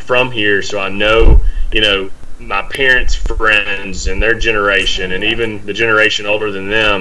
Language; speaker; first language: English; native; English